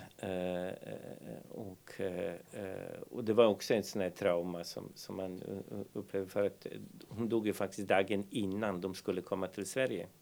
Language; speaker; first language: Swedish; non-native, fluent; Bosnian